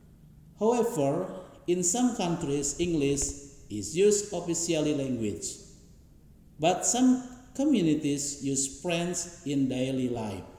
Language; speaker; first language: English; non-native, learner; Indonesian